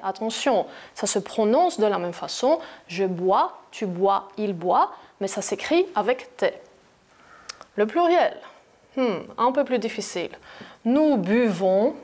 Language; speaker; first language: French; non-native, fluent; Greek